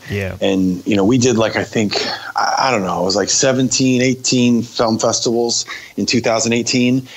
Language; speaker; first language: English; native; English